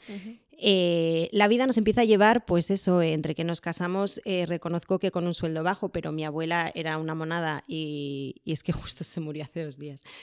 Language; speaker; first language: Spanish; native; Spanish